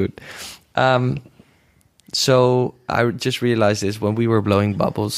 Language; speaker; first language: English; non-native, fluent; Dutch